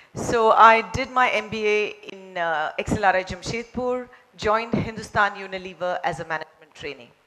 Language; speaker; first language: English; non-native, local second language; Marathi